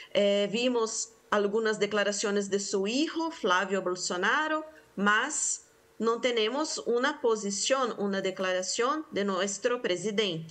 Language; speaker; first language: Spanish; non-native, fluent; Portuguese